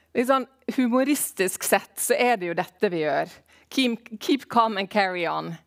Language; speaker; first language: Norwegian; native; Norwegian